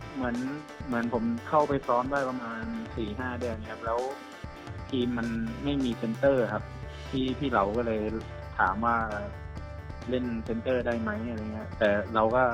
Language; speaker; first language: Thai; native; Thai